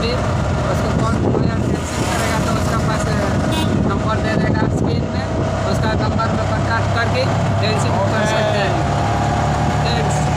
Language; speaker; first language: Hindi; non-native, local second language; Odia